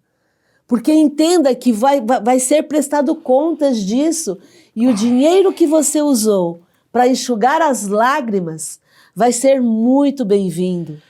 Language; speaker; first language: Portuguese; native; Portuguese